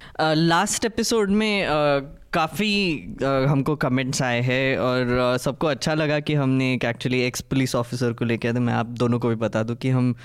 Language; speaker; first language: Hindi; native; Hindi